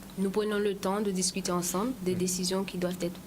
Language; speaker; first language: French; native; French